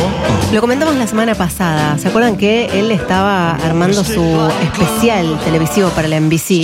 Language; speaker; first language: Spanish; native; Spanish